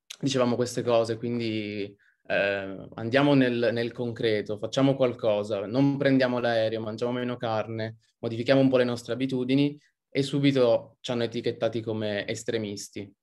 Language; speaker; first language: Italian; native; Italian